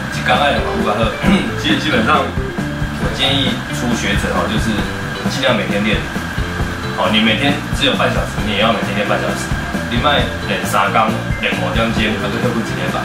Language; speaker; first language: Chinese; native; Chinese